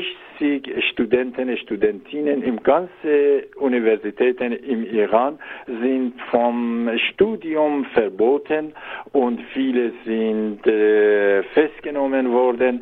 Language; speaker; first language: German; non-native, learner; Persian